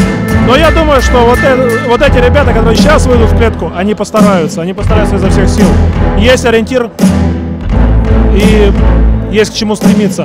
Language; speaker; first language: Russian; native; Russian